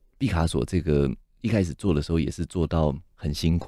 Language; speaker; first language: Chinese; native; Chinese